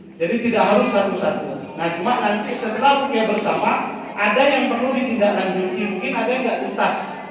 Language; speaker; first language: Indonesian; non-native, local second language; Madurese